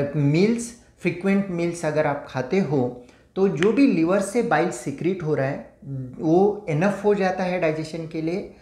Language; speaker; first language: Hindi; non-native, local second language; Marathi